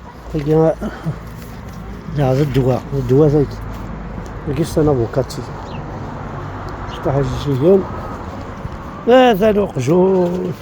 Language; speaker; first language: Arabic; native; Arabic